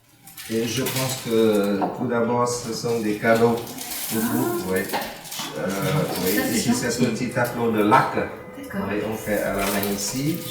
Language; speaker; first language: French; non-native, fluent; Vietnamese